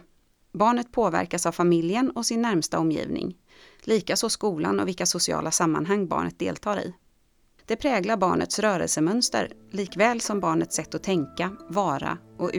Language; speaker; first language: Swedish; native; Swedish